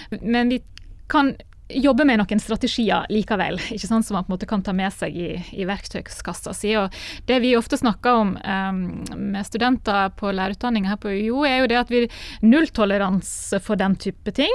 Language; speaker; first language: Norwegian; native; Norwegian